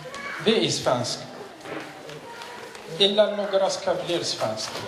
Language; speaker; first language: Swedish; non-native, learner; Arabic